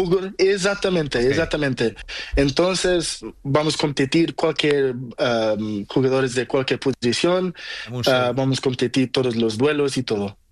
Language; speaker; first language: Spanish; non-native, learner; Portuguese